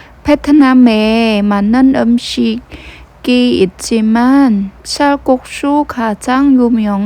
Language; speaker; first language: Korean; non-native, learner; Khmer